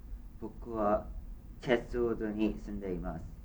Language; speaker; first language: Japanese; non-native, learner; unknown